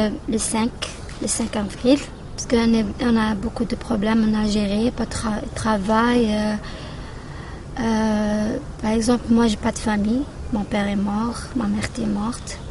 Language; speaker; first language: French; non-native, local second language; Arabic